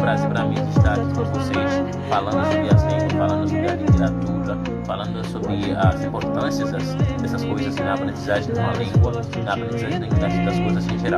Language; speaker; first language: Portuguese; non-native, learner; Haitian Creole